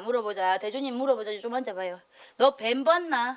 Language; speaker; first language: Korean; native; Korean